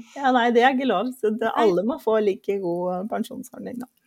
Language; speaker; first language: Norwegian; early bilingual, heritage; Norwegian